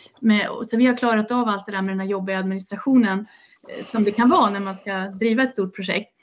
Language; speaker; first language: Swedish; native; Swedish